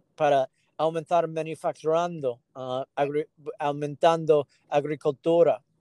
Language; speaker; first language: Spanish; non-native, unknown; English